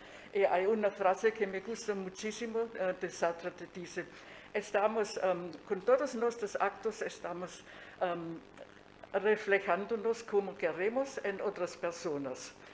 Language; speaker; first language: Spanish; non-native, fluent; German